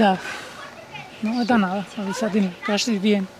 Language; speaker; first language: Russian; non-native, learner; Spanish